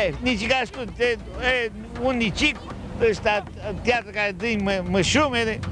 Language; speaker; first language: Albanian; early bilingual, heritage; Albanian